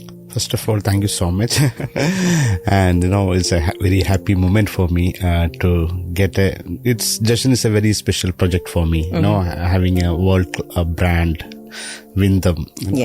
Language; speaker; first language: English; non-native, local second language; Malayalam